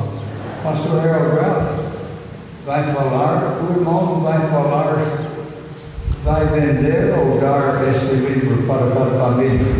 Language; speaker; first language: Portuguese; non-native, fluent; English